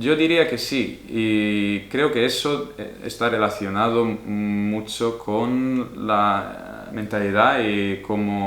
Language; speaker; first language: Spanish; non-native, fluent; Italian